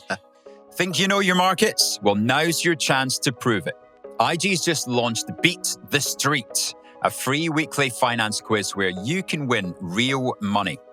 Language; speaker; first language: English; native; English